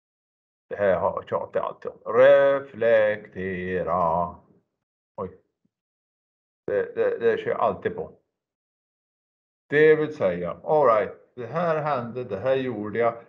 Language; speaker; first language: Swedish; native; Swedish